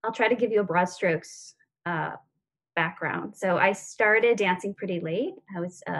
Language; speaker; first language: English; non-native, fluent; French